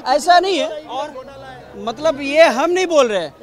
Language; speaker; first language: Hindi; non-native, local second language; Bangla